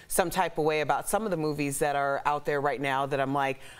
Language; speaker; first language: English; native; English